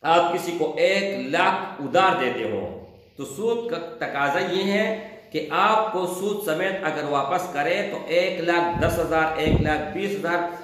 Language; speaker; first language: Urdu; non-native, local second language; Pashto